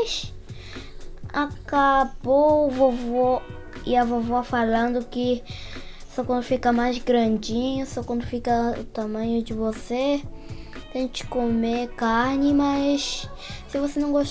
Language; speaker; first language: Portuguese; early bilingual, heritage; Portuguese